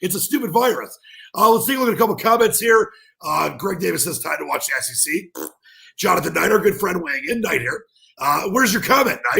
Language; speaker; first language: English; native; English